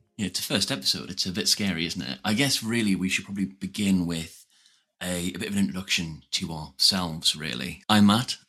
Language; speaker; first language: English; native; English